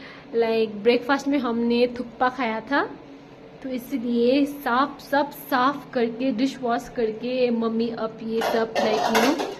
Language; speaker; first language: Hindi; non-native, local second language; Nepali